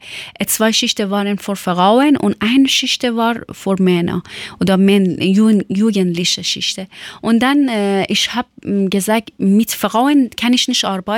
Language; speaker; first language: German; non-native, learner; Persian